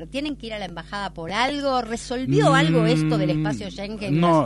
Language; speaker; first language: Spanish; native; Spanish